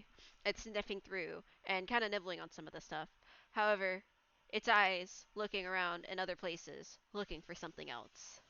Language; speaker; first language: English; native; English